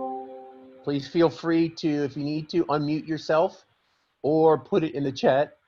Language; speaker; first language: English; native; English